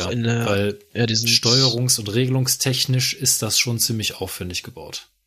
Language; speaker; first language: German; native; German